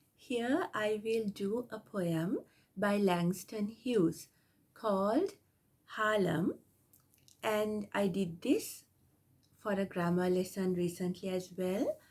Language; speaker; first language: English; non-native, local second language; Sinhala